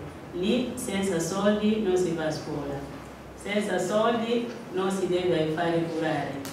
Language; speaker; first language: Italian; non-native, fluent; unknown